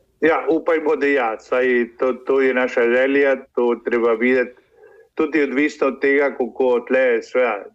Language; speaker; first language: Slovenian; early bilingual, heritage; Slovenian